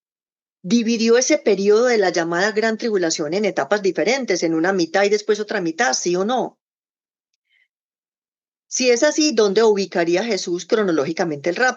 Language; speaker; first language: Spanish; native; Spanish